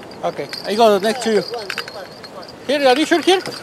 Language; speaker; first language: English; non-native, learner; Spanish